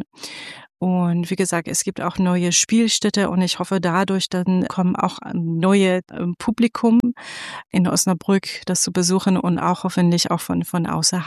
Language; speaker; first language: German; non-native, fluent; Persian